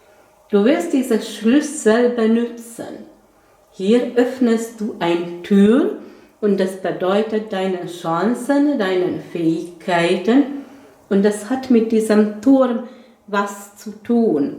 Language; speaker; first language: German; non-native, fluent; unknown